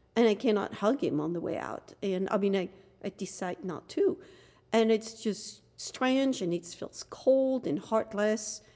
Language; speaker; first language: English; non-native, fluent; French